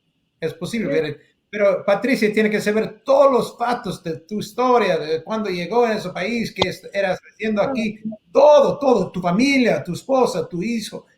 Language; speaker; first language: Spanish; non-native, learner; English